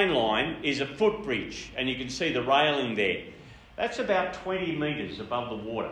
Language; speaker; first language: English; native; English